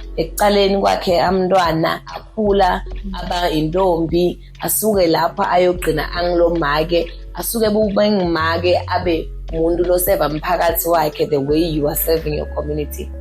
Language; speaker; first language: Zulu; native; Zulu